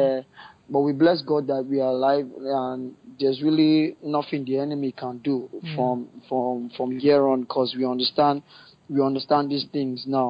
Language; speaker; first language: English; non-native, local second language; Yoruba